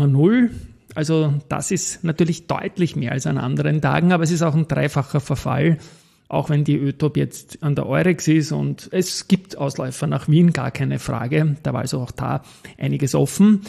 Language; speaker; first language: German; native; German